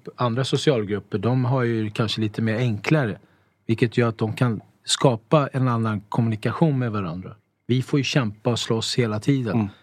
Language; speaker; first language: Swedish; early bilingual, other home language; Italian